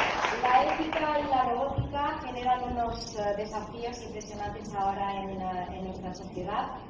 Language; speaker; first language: Spanish; native; Spanish